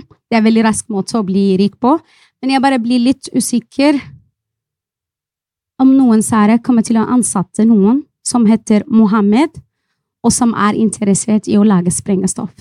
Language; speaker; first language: Norwegian; non-native, fluent; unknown